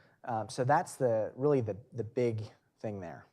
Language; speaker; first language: English; native; English